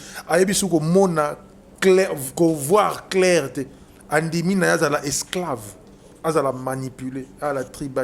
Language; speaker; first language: French; non-native, local second language; Lingala